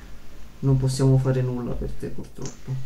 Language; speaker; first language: Italian; native; Italian